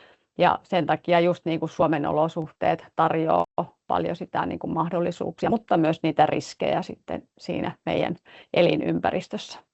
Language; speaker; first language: Finnish; native; Finnish